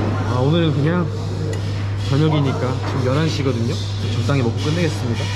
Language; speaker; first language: Korean; native; Korean